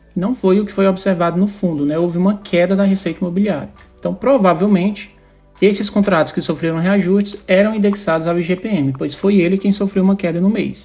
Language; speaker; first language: Portuguese; native; Portuguese